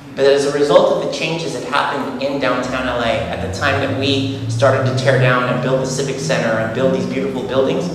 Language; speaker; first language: English; native; English